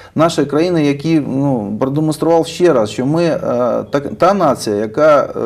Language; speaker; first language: Ukrainian; native; Ukrainian